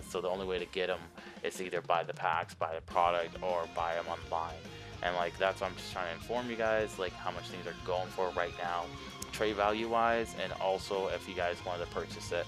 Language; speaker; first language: English; native; English